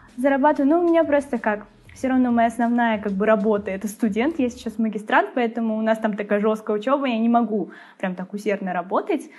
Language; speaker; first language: Russian; native; Russian